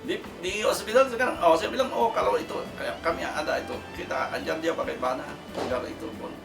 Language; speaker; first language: Indonesian; non-native, local second language; Tetum